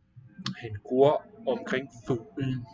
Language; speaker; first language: Danish; non-native, learner; English